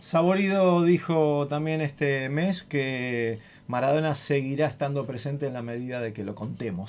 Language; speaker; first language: Spanish; native; Spanish